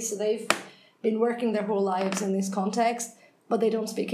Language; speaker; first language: English; non-native, fluent; Hungarian